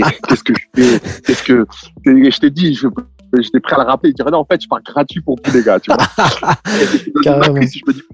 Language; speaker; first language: French; native; French